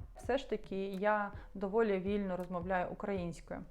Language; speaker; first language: Ukrainian; non-native, local second language; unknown